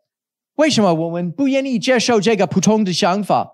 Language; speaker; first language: Chinese; non-native, fluent; English